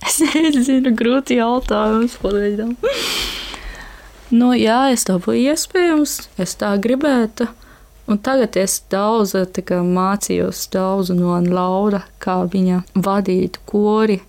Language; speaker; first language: Latvian; non-native, learner; Japanese